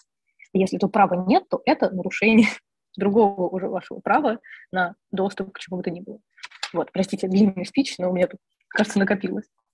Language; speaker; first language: Russian; native; Russian